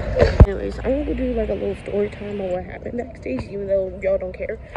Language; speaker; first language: English; native; English